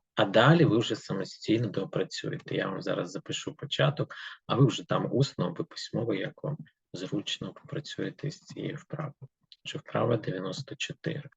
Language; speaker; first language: Ukrainian; native; Ukrainian